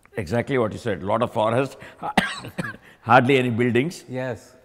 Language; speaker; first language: English; non-native, local second language; Tamil